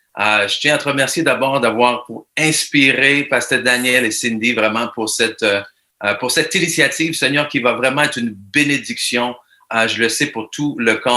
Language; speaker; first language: French; native; French